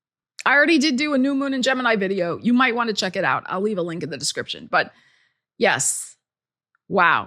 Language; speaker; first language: English; native; English